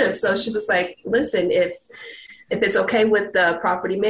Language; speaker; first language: English; native; English